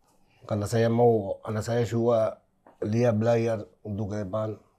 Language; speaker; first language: Indonesian; non-native, fluent; Spanish